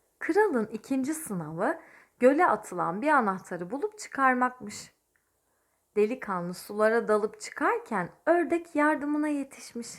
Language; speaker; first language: Turkish; native; Turkish